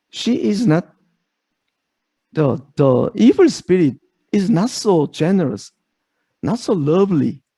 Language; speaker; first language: English; non-native, fluent; Korean